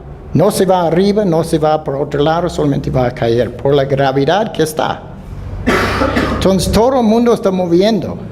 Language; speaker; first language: Spanish; non-native, fluent; Dutch